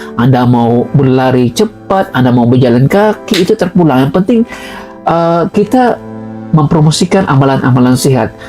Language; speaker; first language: Malay; native; Malay